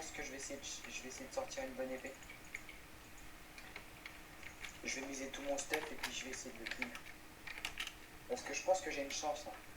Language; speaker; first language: French; native; French